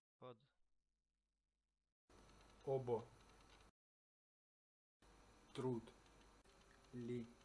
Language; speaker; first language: Russian; non-native, learner; English